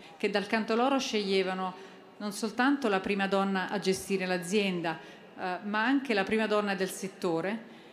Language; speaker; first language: Italian; native; Italian